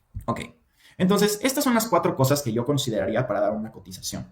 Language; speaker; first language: Spanish; native; Spanish